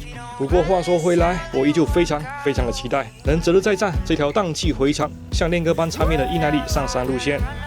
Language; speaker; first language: Chinese; native; Chinese